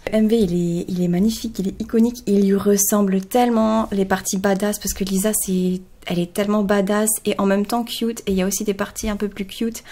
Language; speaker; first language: French; native; French